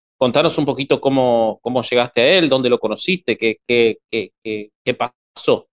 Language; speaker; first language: Spanish; native; Spanish